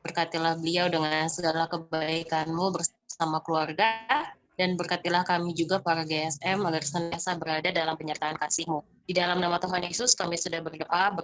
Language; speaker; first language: Indonesian; native; Indonesian